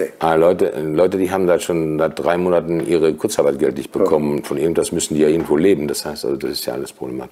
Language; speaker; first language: German; native; German